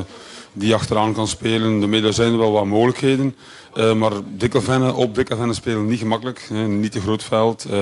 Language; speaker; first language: Dutch; native; Dutch